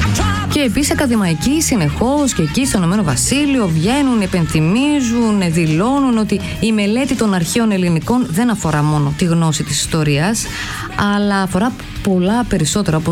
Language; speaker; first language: Greek; native; Greek